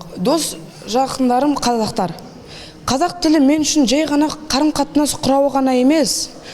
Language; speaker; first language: Kazakh; non-native, local second language; Russian